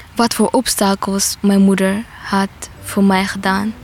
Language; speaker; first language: Dutch; non-native, fluent; Tigrinya